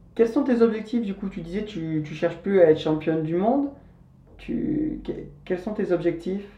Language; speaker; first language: French; non-native, fluent; Spanish